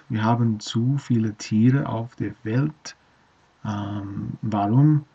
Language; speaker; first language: German; non-native, learner; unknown